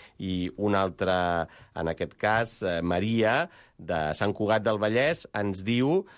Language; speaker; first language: Catalan; native; Catalan